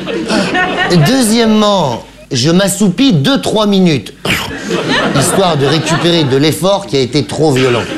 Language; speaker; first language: French; native; French